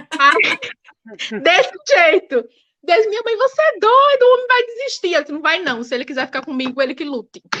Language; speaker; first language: Portuguese; native; Portuguese